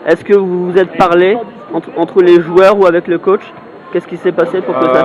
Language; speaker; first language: French; native; French